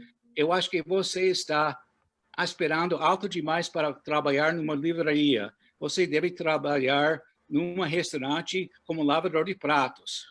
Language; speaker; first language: Portuguese; non-native, fluent; English